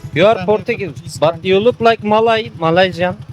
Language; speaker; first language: English; non-native, fluent; Turkish